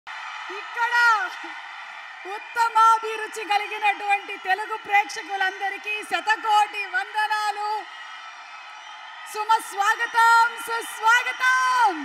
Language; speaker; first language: Telugu; native; Telugu